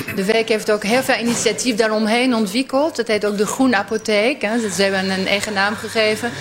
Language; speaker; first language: Dutch; non-native, fluent; French